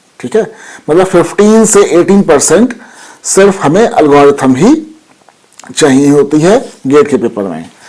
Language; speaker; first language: Hindi; native; Hindi